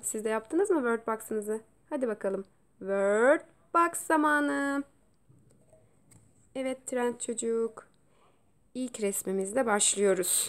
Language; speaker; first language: Turkish; native; Turkish